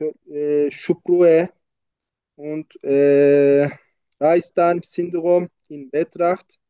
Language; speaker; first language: German; non-native, learner; Turkish